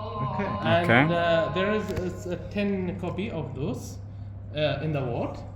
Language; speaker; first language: English; non-native, learner; Arabic